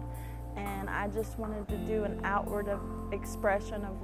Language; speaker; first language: English; native; English